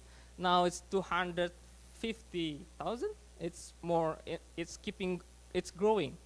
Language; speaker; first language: English; non-native, fluent; Indonesian